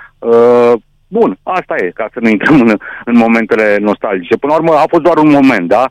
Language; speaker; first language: Romanian; non-native, local second language; Hungarian